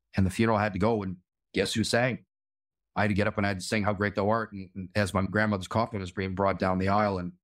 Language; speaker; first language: English; native; English